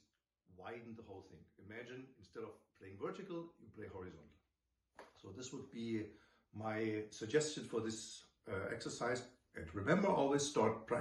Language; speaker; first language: English; non-native, fluent; German